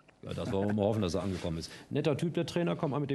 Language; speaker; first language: German; native; German